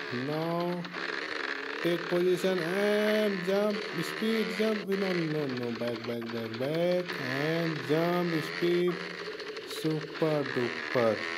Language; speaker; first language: English; non-native, learner; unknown